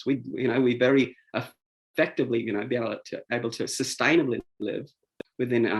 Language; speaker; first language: English; native; English